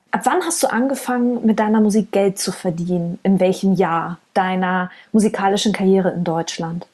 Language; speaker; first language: German; native; German